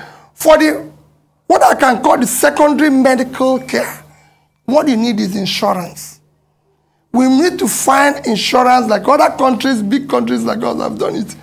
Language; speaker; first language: English; non-native, local second language; Igbo